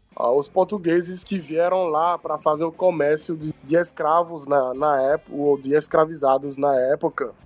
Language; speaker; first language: Portuguese; non-native, fluent; Yoruba